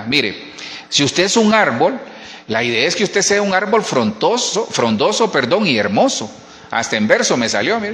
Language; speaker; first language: Spanish; native; Spanish